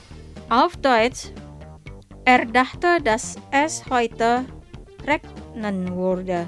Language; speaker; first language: German; non-native, fluent; Indonesian